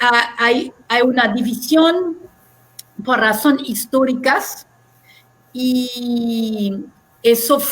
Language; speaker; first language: Spanish; non-native, fluent; French